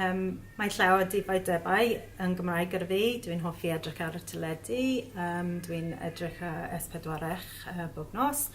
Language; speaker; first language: Welsh; non-native, learner; English